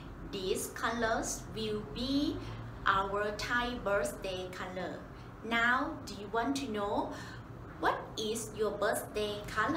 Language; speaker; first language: English; non-native, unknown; Thai